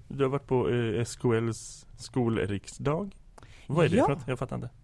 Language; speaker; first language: Swedish; native; Swedish